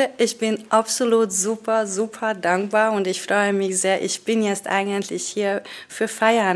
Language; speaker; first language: German; non-native, fluent; Hungarian